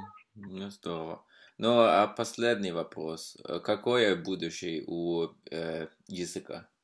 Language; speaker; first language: Russian; non-native, fluent; Norwegian